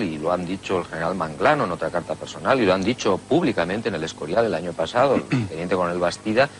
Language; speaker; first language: Spanish; native; Spanish